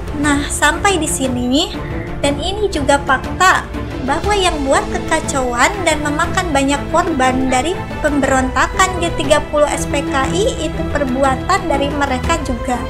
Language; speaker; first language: Indonesian; native; Indonesian